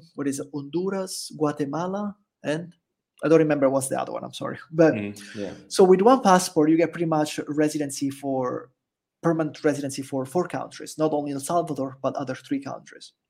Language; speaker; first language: English; non-native, fluent; Italian